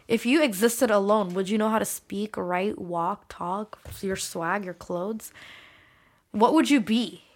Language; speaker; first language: English; early bilingual, other home language; Bangla